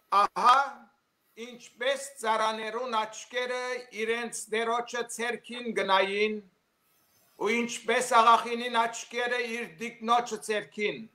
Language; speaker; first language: Armenian; early bilingual, heritage; Armenian